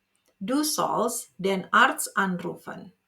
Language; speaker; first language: German; non-native, fluent; Indonesian